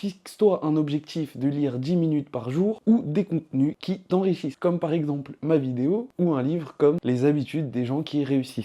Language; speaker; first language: French; native; French